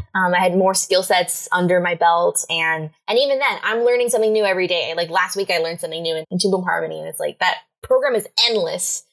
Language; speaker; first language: English; native; English